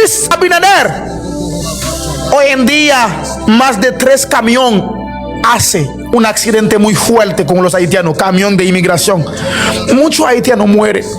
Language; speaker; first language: Spanish; non-native, learner; Haitian Creole